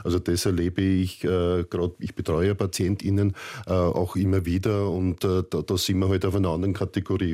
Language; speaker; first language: German; native; German